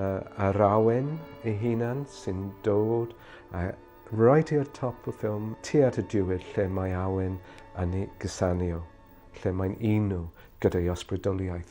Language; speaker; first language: Welsh; non-native, fluent; English